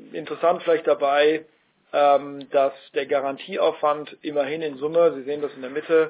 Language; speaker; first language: German; native; German